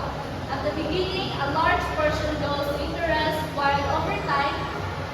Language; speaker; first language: English; non-native, local second language; Cebuano